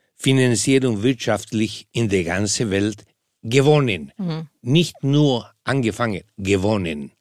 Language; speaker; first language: German; non-native, fluent; Spanish